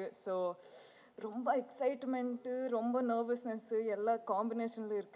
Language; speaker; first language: Tamil; non-native, learner; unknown